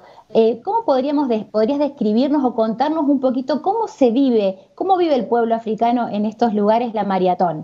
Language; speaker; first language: Spanish; native; Spanish